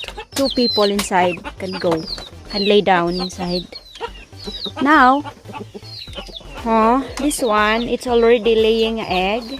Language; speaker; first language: English; non-native, local second language; Filipino